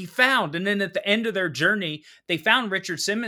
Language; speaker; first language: English; native; English